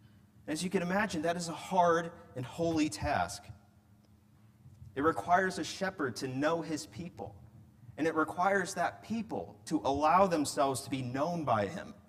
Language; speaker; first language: English; native; English